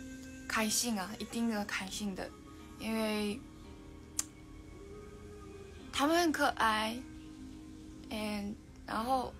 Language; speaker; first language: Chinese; non-native, learner; Mongolian